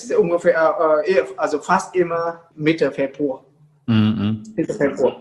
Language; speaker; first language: German; non-native, fluent; Vietnamese